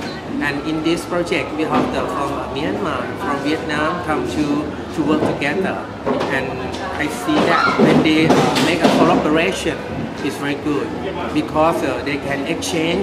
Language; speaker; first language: English; non-native, learner; Thai